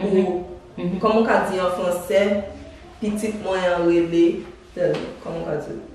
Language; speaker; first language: French; non-native, learner; Haitian Creole